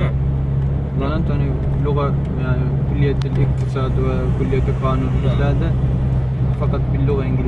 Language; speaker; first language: Arabic; non-native, learner; Turkish